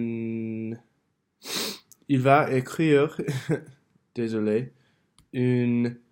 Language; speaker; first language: French; non-native, learner; English